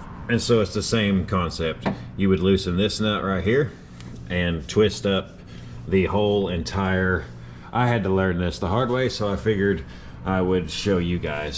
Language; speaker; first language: English; native; English